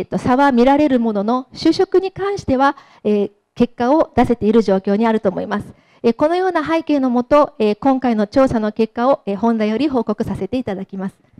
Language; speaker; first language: Japanese; native; Japanese